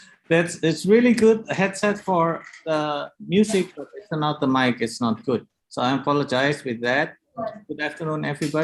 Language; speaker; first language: English; non-native, learner; Indonesian